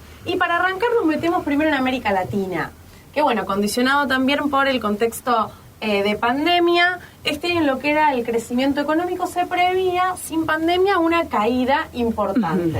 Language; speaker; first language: Spanish; native; Spanish